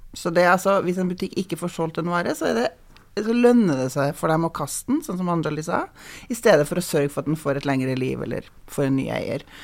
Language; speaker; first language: Norwegian; native; Norwegian